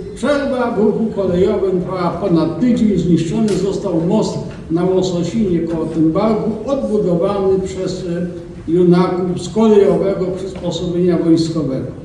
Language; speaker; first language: Polish; native; Polish